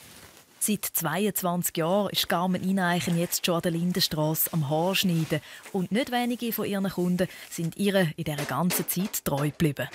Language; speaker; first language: German; native; German